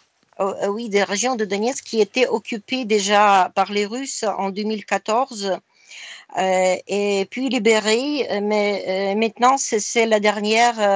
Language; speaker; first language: French; non-native, fluent; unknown